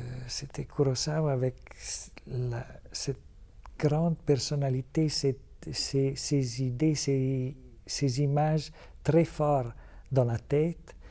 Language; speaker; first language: French; non-native, fluent; Italian